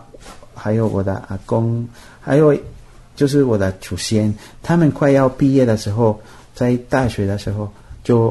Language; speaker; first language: Chinese; non-native, fluent; Spanish